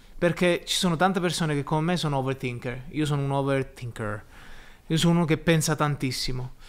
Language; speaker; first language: Italian; native; Italian